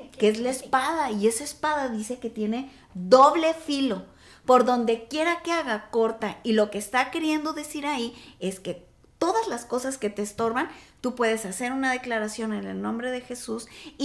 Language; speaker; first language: Spanish; native; Spanish